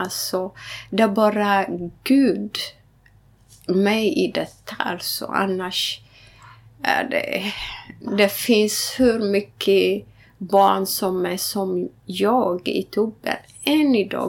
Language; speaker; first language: Swedish; non-native, fluent; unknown